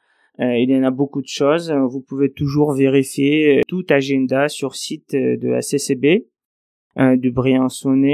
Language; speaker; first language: French; non-native, fluent; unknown